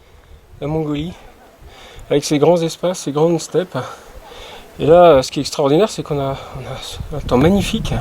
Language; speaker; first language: French; native; French